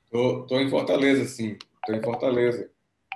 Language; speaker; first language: Portuguese; native; Portuguese